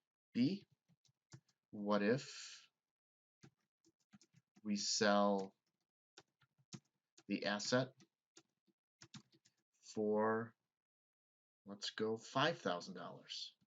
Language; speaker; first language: English; native; English